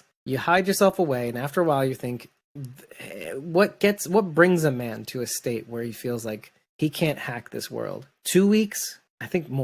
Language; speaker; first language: English; native; English